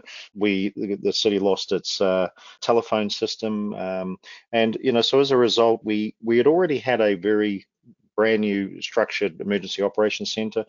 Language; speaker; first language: English; native; English